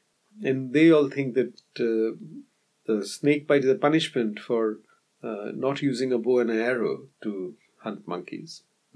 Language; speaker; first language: English; non-native, local second language; Bangla